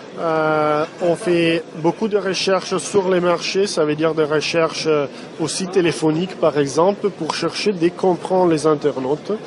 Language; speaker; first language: French; non-native, fluent; Italian